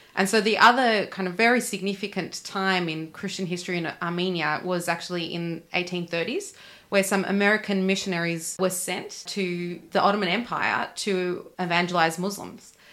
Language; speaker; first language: English; non-native, local second language; Armenian